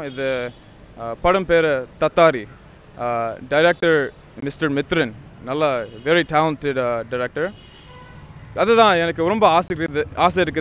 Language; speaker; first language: Tamil; non-native, learner; English